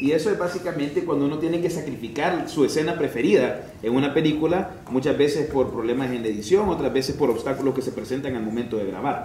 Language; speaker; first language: Spanish; native; Spanish